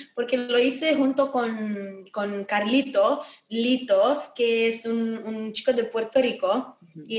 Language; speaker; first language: Spanish; non-native, fluent; Romanian